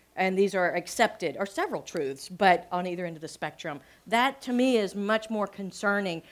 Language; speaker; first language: English; native; English